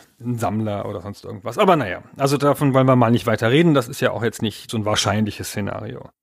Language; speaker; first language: German; native; German